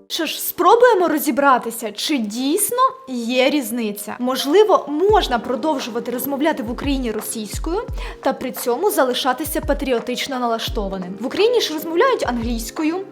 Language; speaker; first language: Ukrainian; non-native, local second language; Russian